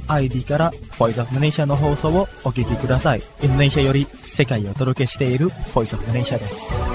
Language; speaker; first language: Japanese; non-native, fluent; Indonesian